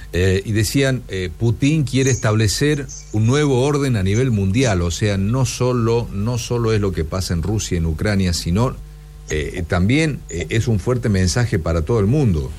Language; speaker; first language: Spanish; native; Spanish